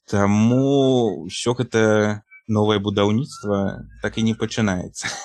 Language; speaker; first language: Belarusian; native; Belarusian